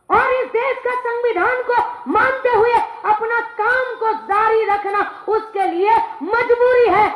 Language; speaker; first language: Hindi; non-native, local second language; Bangla